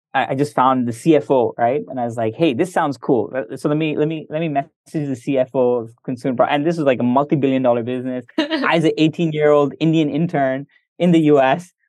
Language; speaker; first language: English; early bilingual, other home language; Hindi